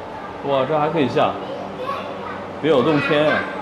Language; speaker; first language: Chinese; native; Chinese